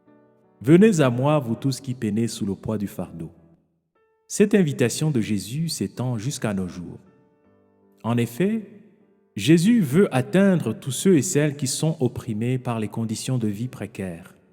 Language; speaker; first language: French; non-native, local second language; Kinyarwanda